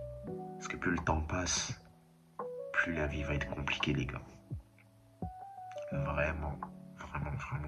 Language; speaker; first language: French; native; French